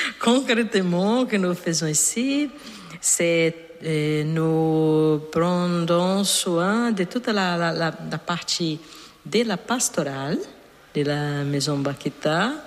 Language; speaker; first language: French; non-native, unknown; Portuguese